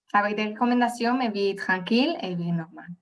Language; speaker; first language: French; non-native, fluent; Spanish